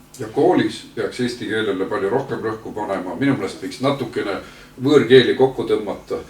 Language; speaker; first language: Estonian; native; Estonian